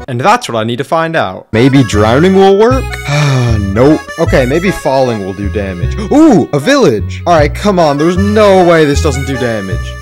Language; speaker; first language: English; native; English